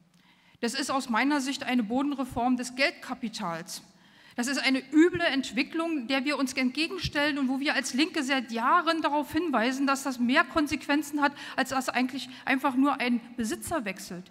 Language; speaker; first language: German; native; German